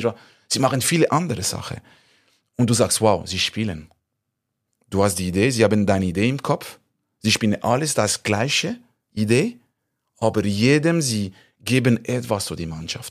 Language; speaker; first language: German; non-native, local second language; French